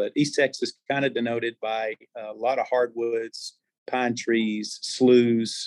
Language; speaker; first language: English; native; English